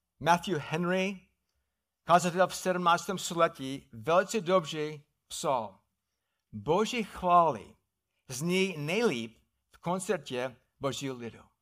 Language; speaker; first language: Czech; non-native, fluent; English